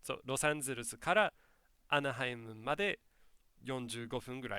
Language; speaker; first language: Japanese; non-native, fluent; English